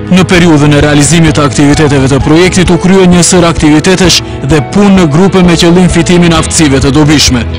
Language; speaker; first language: Albanian; native; Albanian